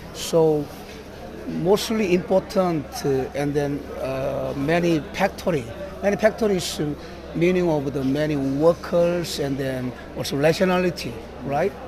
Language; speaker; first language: English; non-native, learner; Korean